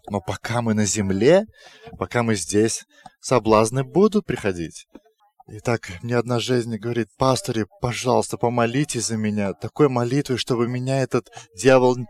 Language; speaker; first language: Russian; non-native, fluent; Lithuanian